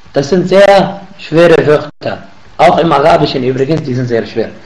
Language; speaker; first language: Arabic; native; Arabic